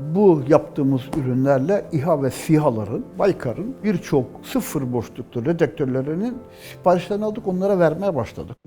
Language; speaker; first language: Turkish; native; Turkish